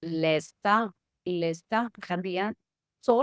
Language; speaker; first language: French; non-native, learner; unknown